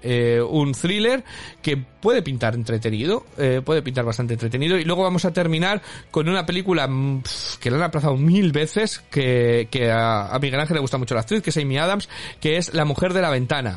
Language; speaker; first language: Spanish; native; Spanish